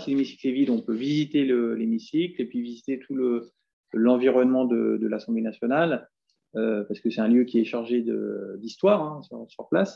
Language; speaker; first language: French; native; French